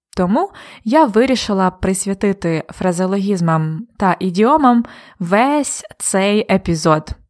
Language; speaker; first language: Ukrainian; native; Ukrainian